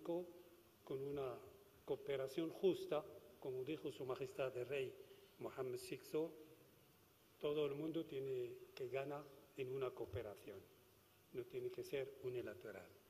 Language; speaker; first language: Spanish; non-native, fluent; Arabic